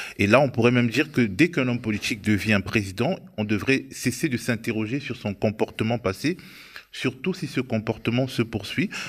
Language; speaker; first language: French; native; French